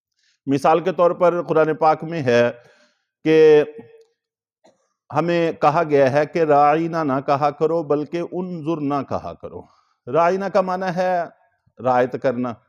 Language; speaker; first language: Urdu; native; Urdu